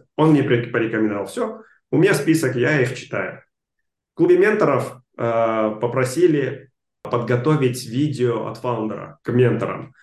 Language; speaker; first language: Russian; non-native, local second language; Armenian